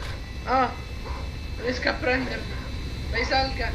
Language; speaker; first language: Italian; native; Italian